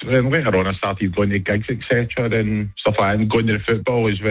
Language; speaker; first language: English; native; English